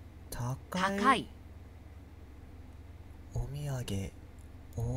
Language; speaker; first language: Japanese; non-native, learner; English